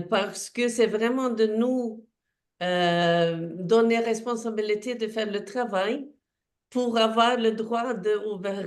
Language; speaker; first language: French; non-native, fluent; Swedish